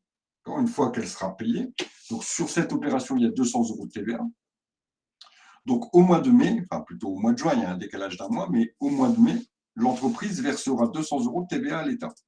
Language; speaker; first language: French; native; French